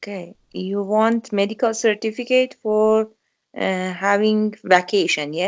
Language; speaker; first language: English; non-native, learner; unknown